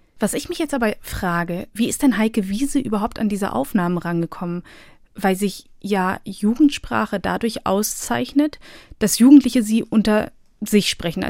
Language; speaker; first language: German; early bilingual, other home language; Bosnian